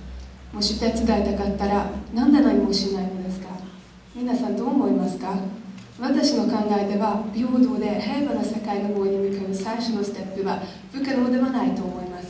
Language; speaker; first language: Japanese; non-native, learner; Hungarian